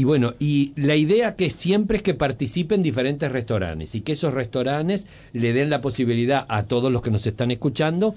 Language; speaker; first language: Spanish; native; Spanish